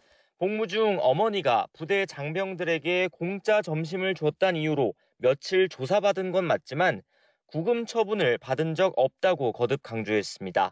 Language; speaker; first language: Korean; native; Korean